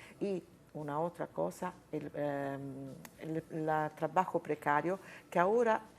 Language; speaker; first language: Spanish; non-native, fluent; Italian